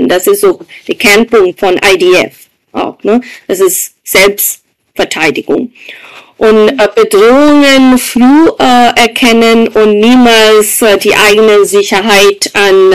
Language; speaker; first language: German; non-native, fluent; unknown